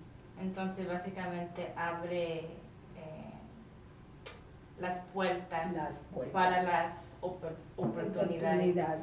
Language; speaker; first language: Spanish; non-native, learner; English